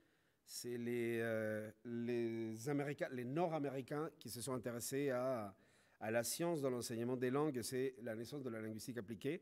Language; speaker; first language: French; non-native, fluent; Spanish